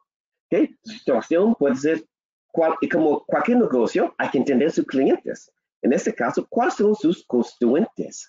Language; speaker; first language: Spanish; non-native, learner; English